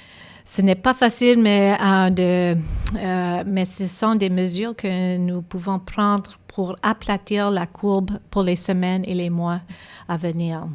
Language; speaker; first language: French; non-native, local second language; English